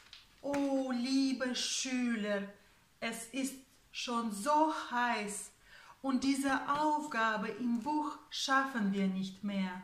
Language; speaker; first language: German; non-native, fluent; Russian